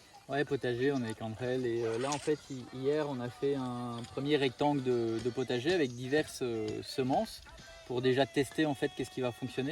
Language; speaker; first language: French; native; French